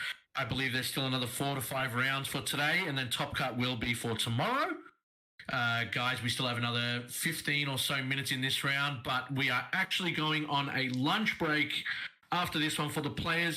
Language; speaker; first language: English; native; English